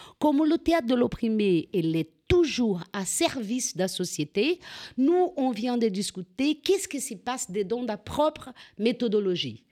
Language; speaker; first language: French; non-native, fluent; Portuguese